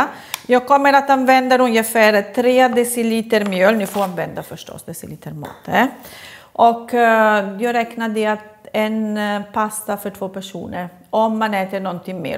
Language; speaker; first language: Swedish; non-native, fluent; Italian